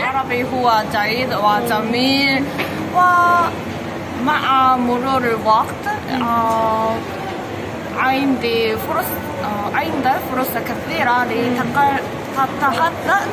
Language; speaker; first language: Arabic; non-native, learner; Korean